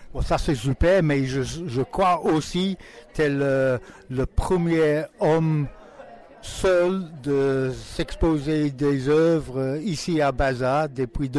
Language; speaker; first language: French; non-native, learner; English